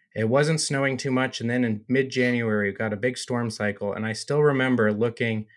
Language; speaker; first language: English; native; English